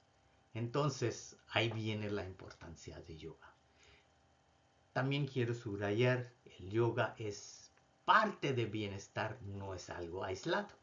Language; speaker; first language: Spanish; non-native, fluent; Bangla